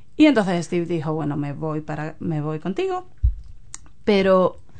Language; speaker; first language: Spanish; native; Spanish